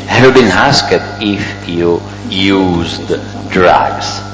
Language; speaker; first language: English; non-native, fluent; Italian